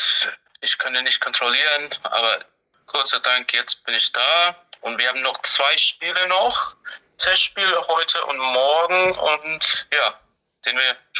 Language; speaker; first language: German; non-native, fluent; English